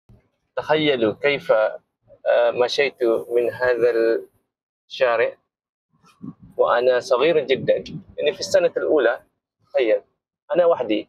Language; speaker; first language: Arabic; non-native, fluent; Malay